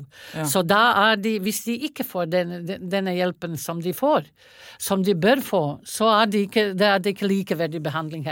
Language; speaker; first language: Norwegian; non-native, fluent; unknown